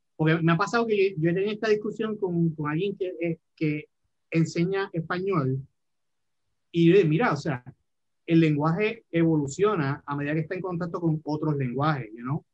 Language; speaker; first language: Spanish; native; Spanish